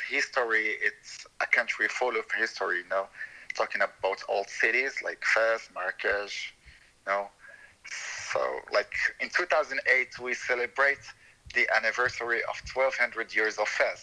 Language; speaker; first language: English; non-native, fluent; Arabic